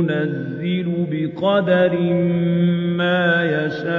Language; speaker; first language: Arabic; native; Arabic